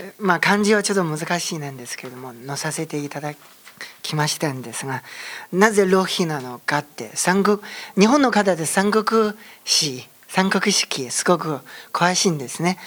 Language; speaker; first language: Japanese; non-native, fluent; Chinese